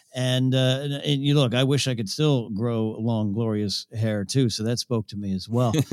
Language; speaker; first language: English; early bilingual, other home language; Ukrainian